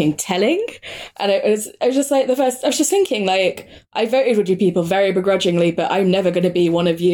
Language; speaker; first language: English; native; English